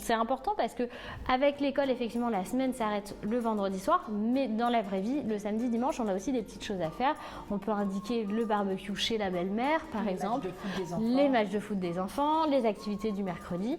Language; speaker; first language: French; native; French